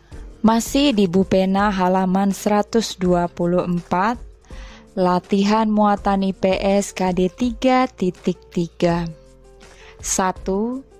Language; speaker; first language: Indonesian; native; Indonesian